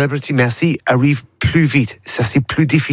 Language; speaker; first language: French; non-native, learner; English